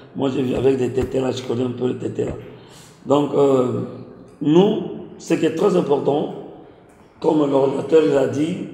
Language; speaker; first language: French; non-native, local second language; Lingala